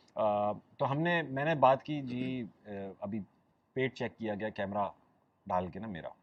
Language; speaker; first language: Urdu; native; Urdu